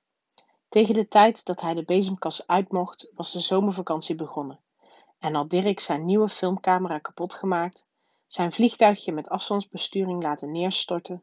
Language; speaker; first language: Dutch; native; Dutch